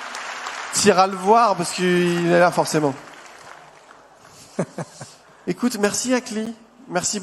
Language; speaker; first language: French; native; French